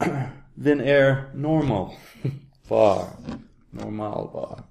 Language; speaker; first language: German; non-native, learner; English